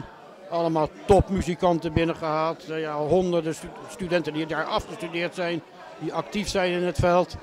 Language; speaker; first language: Dutch; native; Dutch